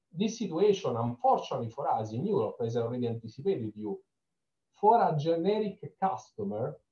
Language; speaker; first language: English; non-native, fluent; Italian